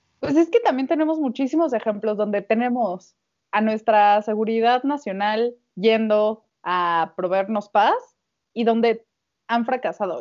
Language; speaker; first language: Spanish; native; Spanish